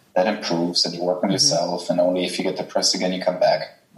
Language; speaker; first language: English; non-native, fluent; German